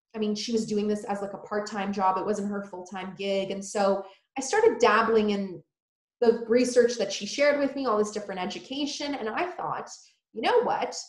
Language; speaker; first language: English; early bilingual, other home language; Polish